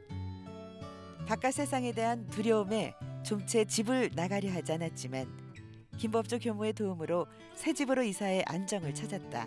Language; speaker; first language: Korean; native; Korean